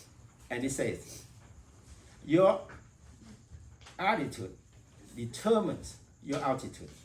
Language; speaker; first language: English; non-native, fluent; Vietnamese